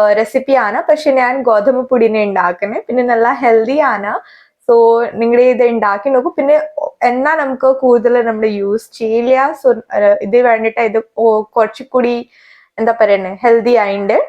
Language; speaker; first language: Malayalam; non-native, local second language; Hindi